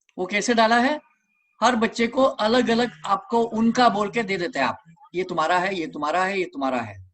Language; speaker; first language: Hindi; non-native, local second language; Malayalam